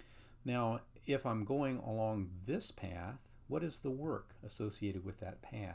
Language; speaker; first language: English; native; English